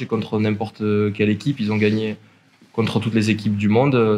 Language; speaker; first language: French; native; French